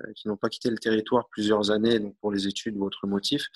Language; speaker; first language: French; native; French